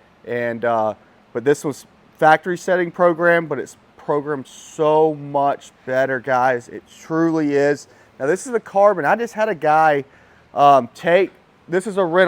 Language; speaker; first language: English; native; English